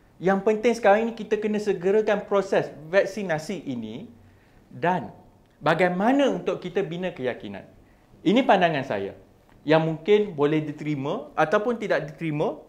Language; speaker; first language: Malay; native; Malay